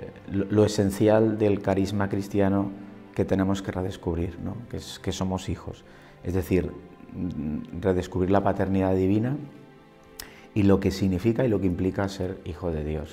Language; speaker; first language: Spanish; native; Spanish